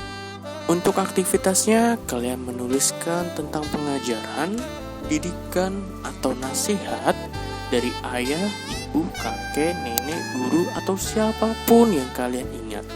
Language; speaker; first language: Indonesian; native; Indonesian